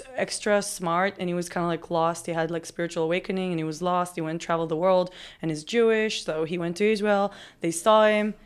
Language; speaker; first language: English; non-native, fluent; Hebrew